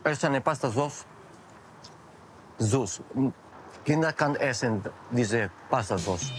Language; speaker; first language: German; non-native, learner; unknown